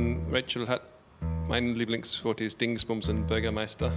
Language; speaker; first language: German; non-native, learner; English